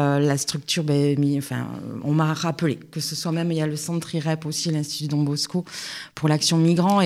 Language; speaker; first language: French; native; French